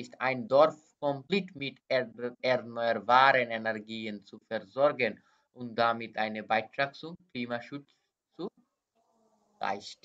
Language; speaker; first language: German; non-native, fluent; Bangla